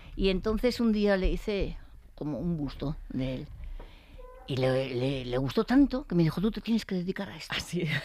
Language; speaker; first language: Spanish; native; Spanish